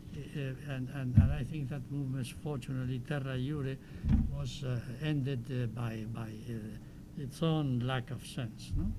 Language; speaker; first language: English; non-native, fluent; Spanish